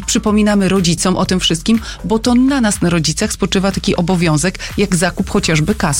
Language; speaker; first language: Polish; native; Polish